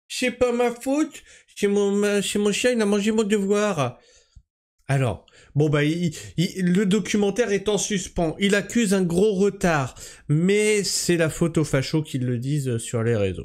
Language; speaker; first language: French; native; French